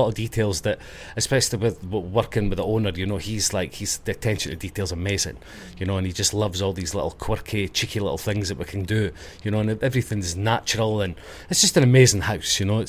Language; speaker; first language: English; native; English